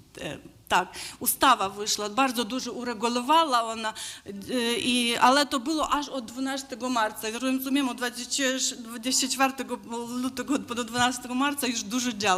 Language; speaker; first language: Polish; non-native, learner; Ukrainian